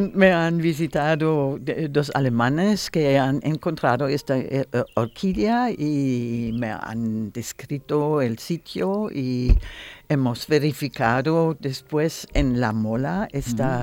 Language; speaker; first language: Spanish; non-native, learner; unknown